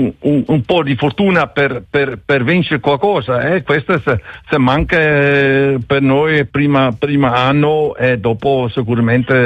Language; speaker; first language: Italian; non-native, learner; Dutch